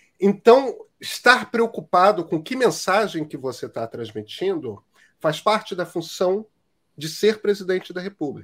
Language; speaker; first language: Portuguese; native; Portuguese